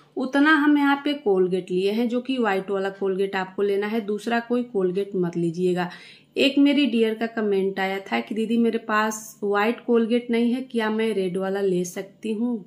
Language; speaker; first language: Hindi; native; Hindi